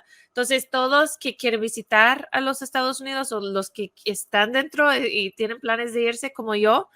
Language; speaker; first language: Spanish; non-native, fluent; English